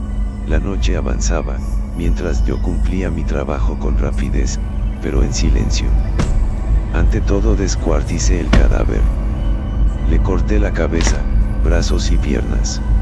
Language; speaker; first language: Spanish; native; Spanish